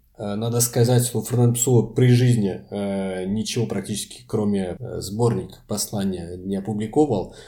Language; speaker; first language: Russian; non-native, fluent; Portuguese